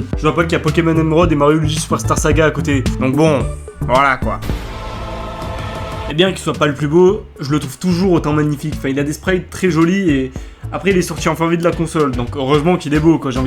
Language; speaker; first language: French; native; French